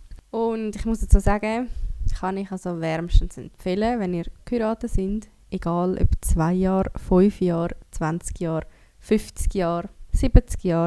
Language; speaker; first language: German; native; German